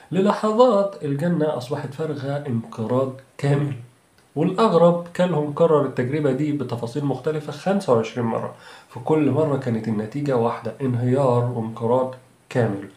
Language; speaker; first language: Arabic; native; Arabic